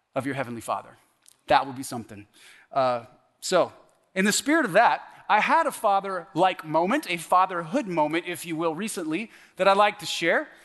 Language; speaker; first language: English; native; English